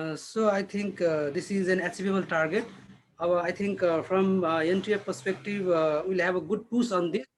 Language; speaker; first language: English; non-native, local second language; Nepali